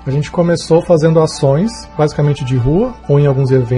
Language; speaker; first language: Portuguese; native; Portuguese